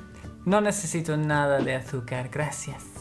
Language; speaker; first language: Spanish; non-native, fluent; English